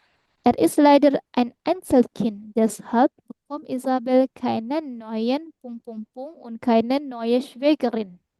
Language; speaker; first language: German; non-native, fluent; Indonesian